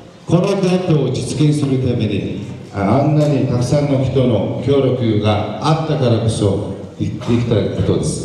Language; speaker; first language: Japanese; non-native, fluent; Korean